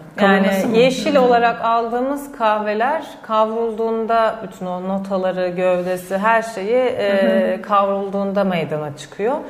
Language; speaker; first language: Turkish; native; Turkish